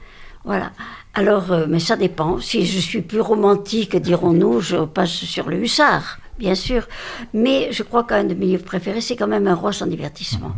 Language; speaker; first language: French; native; French